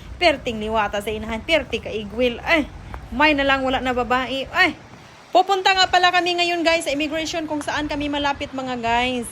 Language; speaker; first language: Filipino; non-native, local second language; Cebuano